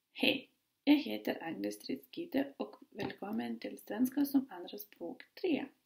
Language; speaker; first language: Swedish; non-native, learner; Lithuanian